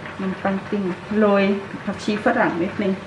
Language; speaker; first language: Thai; non-native, local second language; Northeastern Thai